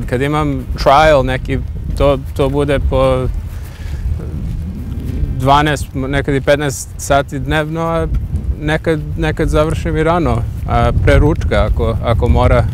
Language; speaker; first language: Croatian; early bilingual, heritage; English